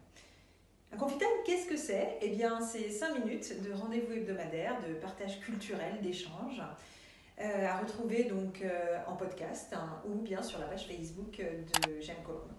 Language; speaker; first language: French; native; French